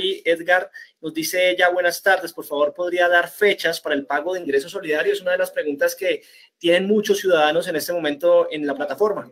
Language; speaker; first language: Spanish; native; Spanish